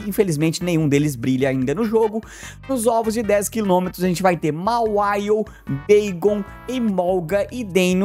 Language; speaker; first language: Portuguese; native; Portuguese